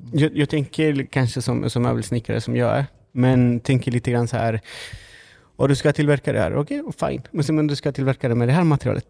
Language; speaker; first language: Swedish; native; Swedish